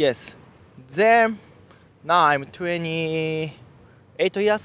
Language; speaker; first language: English; non-native, learner; Japanese